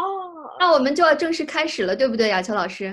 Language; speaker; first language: Chinese; native; Chinese